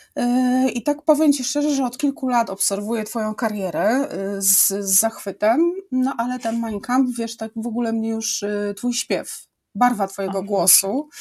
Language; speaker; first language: Polish; native; Polish